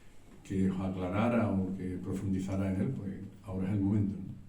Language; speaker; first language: Spanish; native; Spanish